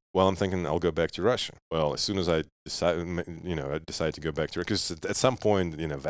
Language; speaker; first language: English; non-native, fluent; Russian